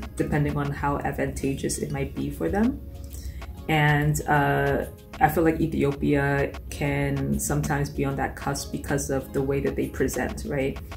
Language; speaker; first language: English; native; English